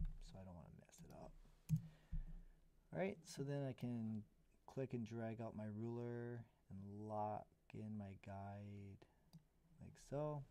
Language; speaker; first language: English; native; English